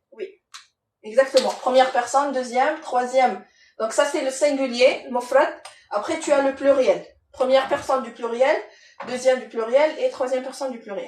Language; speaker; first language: French; non-native, local second language; Arabic